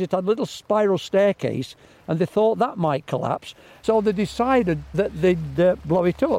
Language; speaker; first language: English; native; English